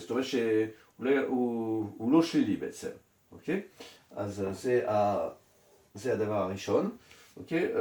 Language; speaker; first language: Hebrew; non-native, fluent; French